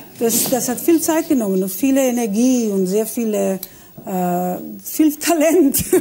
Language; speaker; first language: German; non-native, fluent; Hebrew